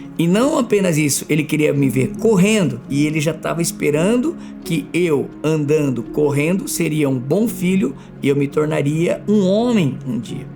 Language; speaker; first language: Portuguese; native; Portuguese